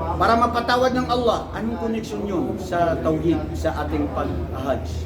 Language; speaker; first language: Filipino; non-native, local second language; Maranao